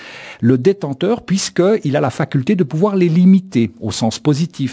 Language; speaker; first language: French; native; French